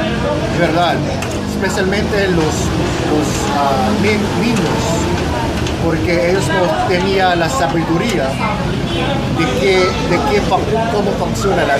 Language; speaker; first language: Spanish; non-native, fluent; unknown